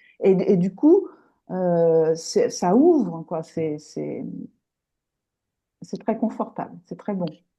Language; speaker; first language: French; native; French